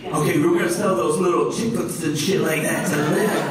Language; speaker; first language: English; native; English